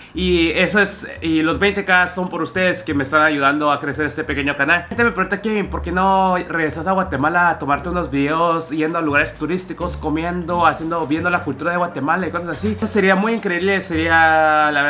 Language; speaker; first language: Spanish; native; Spanish